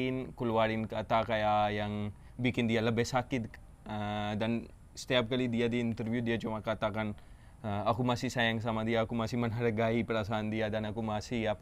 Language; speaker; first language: Indonesian; non-native, fluent; Urdu